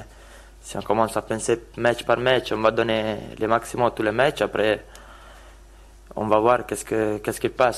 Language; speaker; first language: French; non-native, fluent; Italian